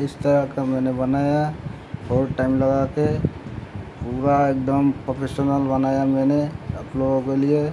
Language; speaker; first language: Hindi; non-native, fluent; Bangla